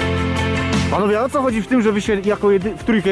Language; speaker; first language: Polish; native; Polish